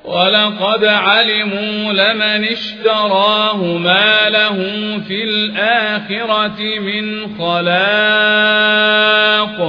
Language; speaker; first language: Arabic; native; Arabic